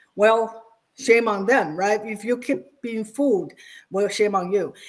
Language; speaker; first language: English; non-native, fluent; Chinese